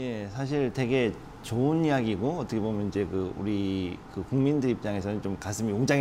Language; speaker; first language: Korean; native; Korean